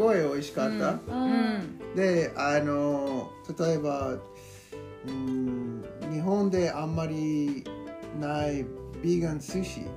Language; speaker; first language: Japanese; non-native, learner; English